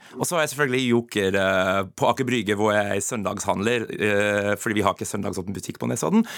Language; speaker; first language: Norwegian; non-native, fluent; English